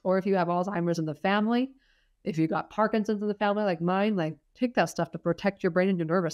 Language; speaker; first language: English; native; English